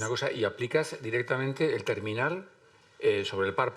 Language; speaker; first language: Spanish; native; Spanish